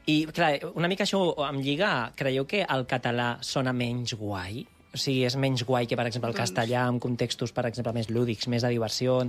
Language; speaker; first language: Catalan; native; Catalan